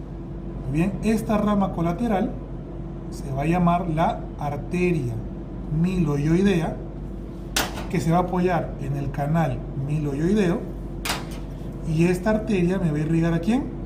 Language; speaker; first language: Spanish; native; Spanish